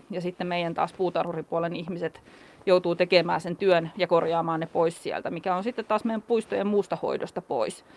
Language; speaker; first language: Finnish; native; Finnish